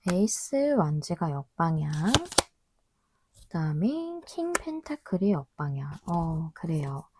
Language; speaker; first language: Korean; native; Korean